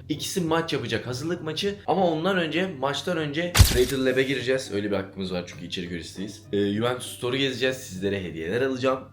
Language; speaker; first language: Turkish; native; Turkish